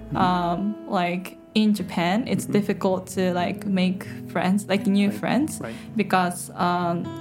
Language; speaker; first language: English; non-native, fluent; Japanese